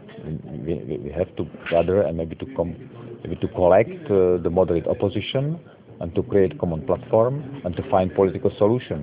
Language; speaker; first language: English; non-native, fluent; Czech